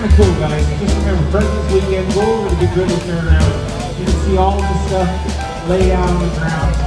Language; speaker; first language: English; native; English